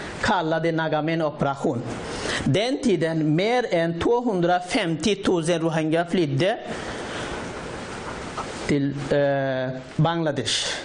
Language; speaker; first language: Swedish; non-native, learner; Rohingya